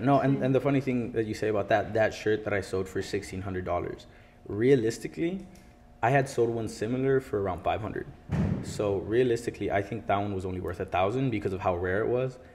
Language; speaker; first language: English; early bilingual, other home language; Spanish